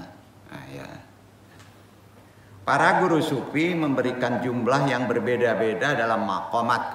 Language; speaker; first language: Indonesian; native; Indonesian